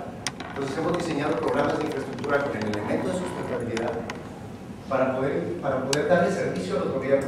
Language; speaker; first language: Spanish; native; Spanish